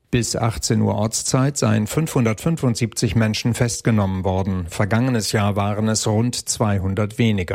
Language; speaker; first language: German; native; German